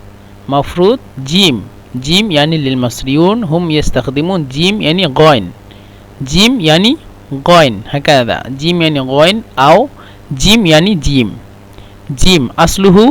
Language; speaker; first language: Arabic; non-native, fluent; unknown